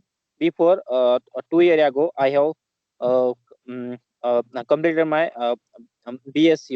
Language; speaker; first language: English; non-native, learner; Marathi